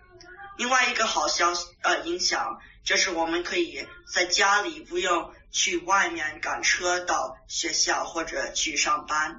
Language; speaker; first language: Chinese; early bilingual, heritage; Chinese